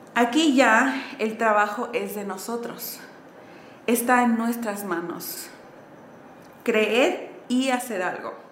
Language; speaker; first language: Spanish; early bilingual, heritage; Spanish